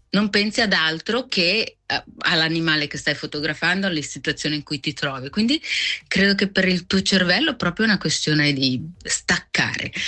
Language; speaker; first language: Italian; native; Italian